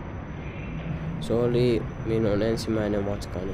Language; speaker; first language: Finnish; early bilingual, other home language; Persian